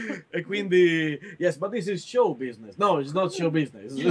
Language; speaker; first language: English; non-native, learner; Italian